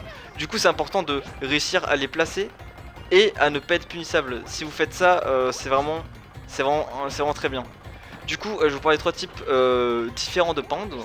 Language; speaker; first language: French; native; French